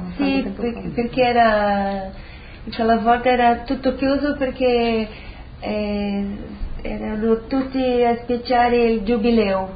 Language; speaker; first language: Italian; non-native, learner; Portuguese